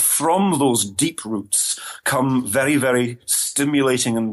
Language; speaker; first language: English; native; English